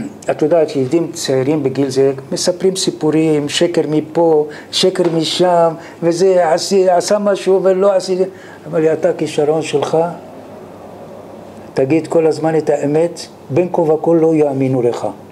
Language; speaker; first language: Hebrew; non-native, fluent; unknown